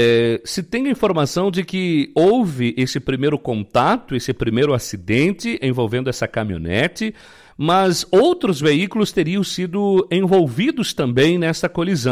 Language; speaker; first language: Portuguese; native; Portuguese